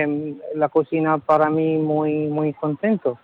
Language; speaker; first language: Spanish; non-native, learner; Arabic